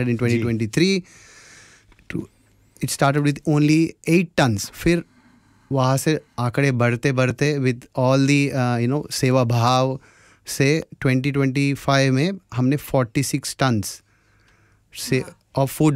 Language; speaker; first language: Hindi; non-native, local second language; Telugu